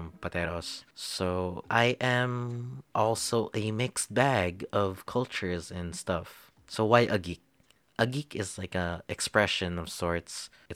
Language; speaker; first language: English; non-native, local second language; Filipino